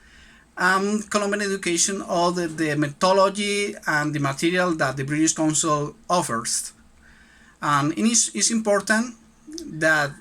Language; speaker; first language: English; non-native, learner; Spanish